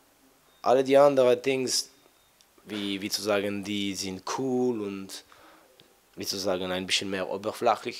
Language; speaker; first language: German; non-native, fluent; French